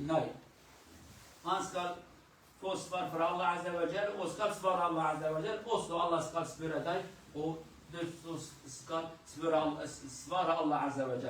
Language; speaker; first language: Swedish; non-native, learner; Kurdish